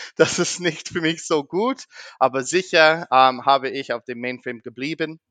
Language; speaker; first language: German; non-native, learner; English